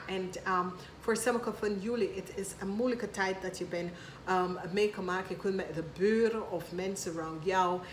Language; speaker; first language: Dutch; non-native, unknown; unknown